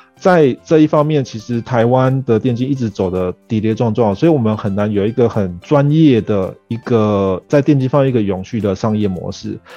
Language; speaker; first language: Chinese; early bilingual, heritage; Chinese